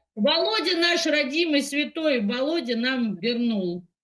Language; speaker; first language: Russian; native; Russian